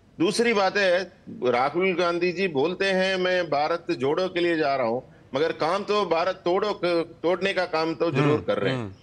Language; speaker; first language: Hindi; non-native, local second language; Tamil